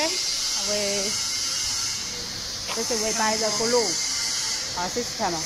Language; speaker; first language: English; non-native, learner; Chinese